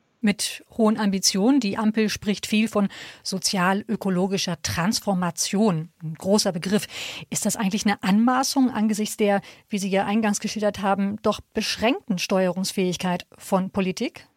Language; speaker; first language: German; native; German